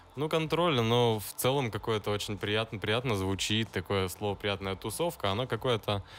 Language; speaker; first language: Russian; native; Russian